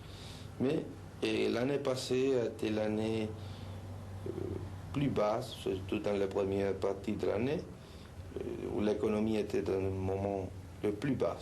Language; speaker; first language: French; non-native, fluent; Spanish